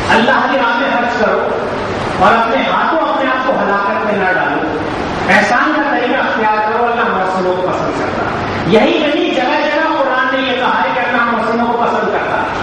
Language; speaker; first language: Urdu; native; Urdu